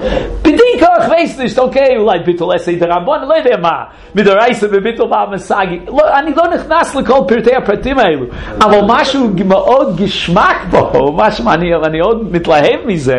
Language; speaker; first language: Hebrew; non-native, fluent; English